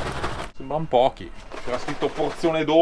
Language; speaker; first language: Italian; native; Italian